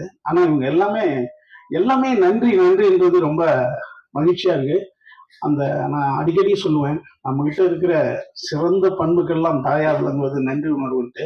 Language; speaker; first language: Tamil; native; Tamil